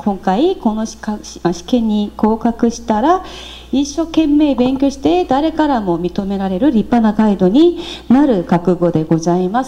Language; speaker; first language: Japanese; non-native, fluent; Korean